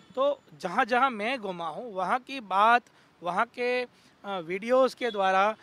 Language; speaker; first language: Hindi; non-native, local second language; Gujarati